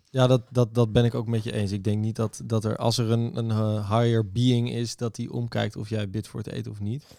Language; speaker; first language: Dutch; native; Dutch